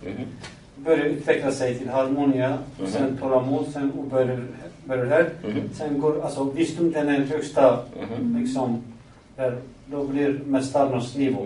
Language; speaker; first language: Swedish; non-native, fluent; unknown